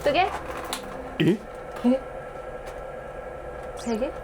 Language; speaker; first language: Korean; non-native, learner; Japanese